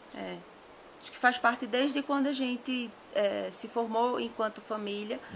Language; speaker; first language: Portuguese; native; Portuguese